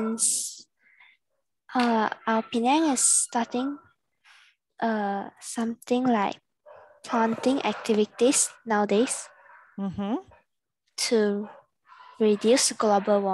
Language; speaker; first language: English; non-native, learner; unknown